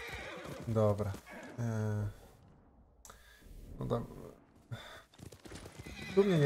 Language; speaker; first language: Polish; native; Polish